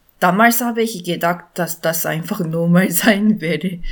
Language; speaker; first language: German; non-native, learner; Korean